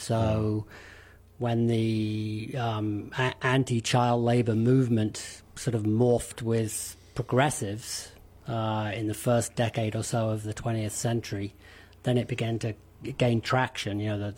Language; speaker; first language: English; native; English